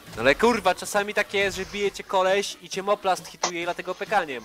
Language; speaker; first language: Polish; native; Polish